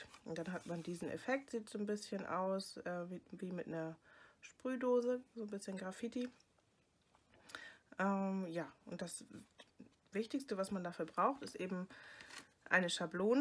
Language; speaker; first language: German; native; German